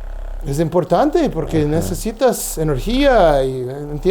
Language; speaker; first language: Spanish; non-native, learner; English